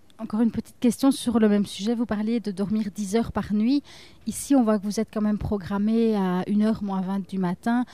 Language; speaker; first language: French; native; French